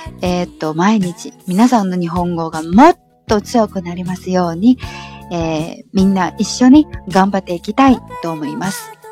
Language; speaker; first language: Japanese; non-native, fluent; Chinese